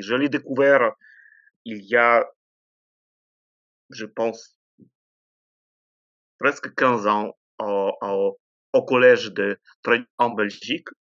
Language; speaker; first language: French; non-native, fluent; Ukrainian